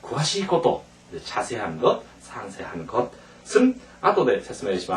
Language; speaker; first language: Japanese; non-native, fluent; Korean